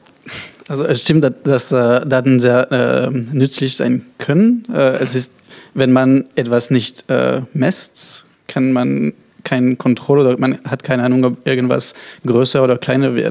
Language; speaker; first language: German; non-native, fluent; French